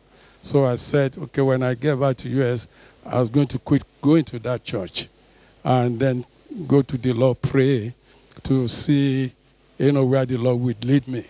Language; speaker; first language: English; non-native, local second language; Yoruba